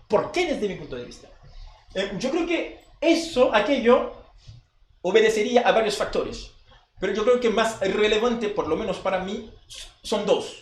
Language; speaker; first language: Spanish; non-native, fluent; Haitian Creole